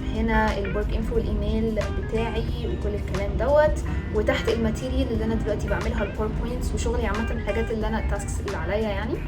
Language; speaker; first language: Egyptian Arabic; native; Egyptian Arabic